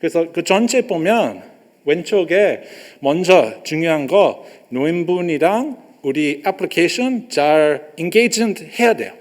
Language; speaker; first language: Korean; non-native, learner; English